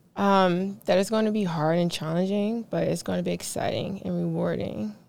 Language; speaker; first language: English; native; English